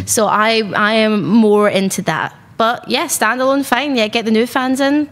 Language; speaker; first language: English; native; English